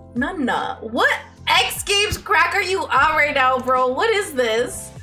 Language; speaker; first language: English; native; English